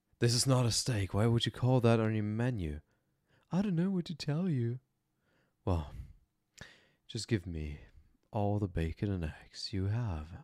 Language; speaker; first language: English; non-native, fluent; German